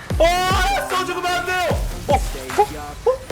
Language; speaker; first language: Korean; native; Korean